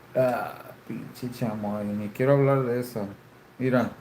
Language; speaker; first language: Spanish; early bilingual, heritage; Spanish